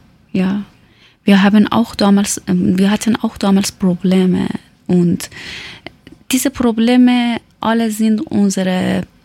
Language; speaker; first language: German; non-native, learner; Persian